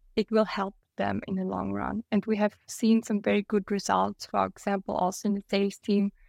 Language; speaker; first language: English; non-native, fluent; German